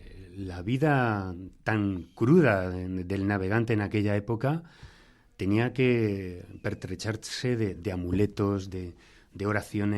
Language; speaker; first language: Spanish; native; Spanish